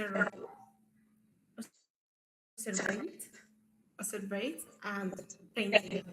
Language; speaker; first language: English; non-native, learner; Spanish